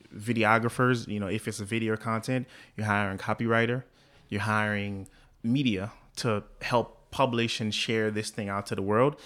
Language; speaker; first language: English; early bilingual, other home language; Haitian Creole